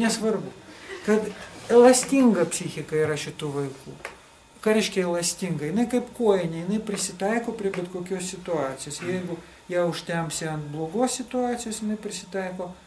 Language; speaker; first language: Lithuanian; non-native, local second language; Russian